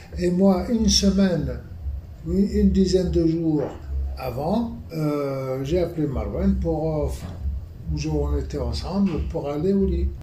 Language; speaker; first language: French; non-native, local second language; Arabic